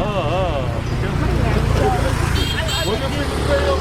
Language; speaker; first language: English; non-native, learner; Hebrew